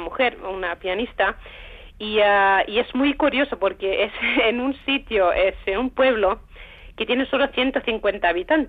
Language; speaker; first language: Spanish; non-native, fluent; Icelandic